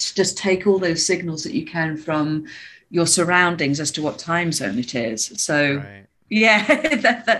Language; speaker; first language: English; native; English